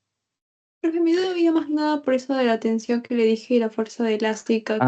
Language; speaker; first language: Spanish; native; Spanish